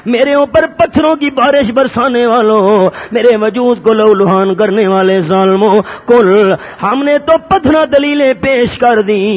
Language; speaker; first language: Urdu; non-native, local second language; Pashto